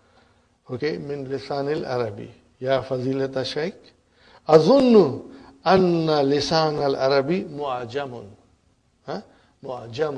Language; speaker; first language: Arabic; non-native, fluent; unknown